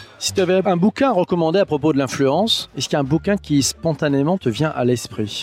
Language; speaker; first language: French; native; French